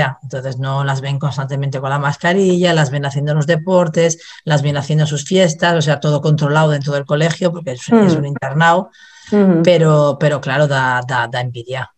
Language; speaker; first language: Spanish; native; Spanish